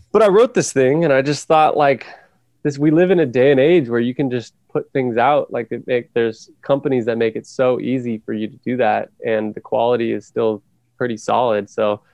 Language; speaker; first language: English; native; English